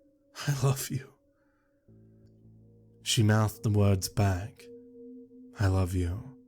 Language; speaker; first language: English; native; English